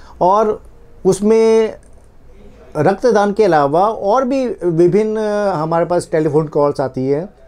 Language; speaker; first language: Hindi; native; Hindi